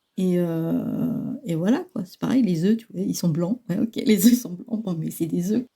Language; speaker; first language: French; early bilingual, other home language; Chinese